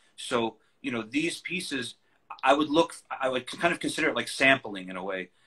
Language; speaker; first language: English; native; English